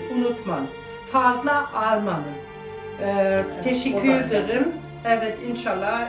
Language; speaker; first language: Turkish; non-native, learner; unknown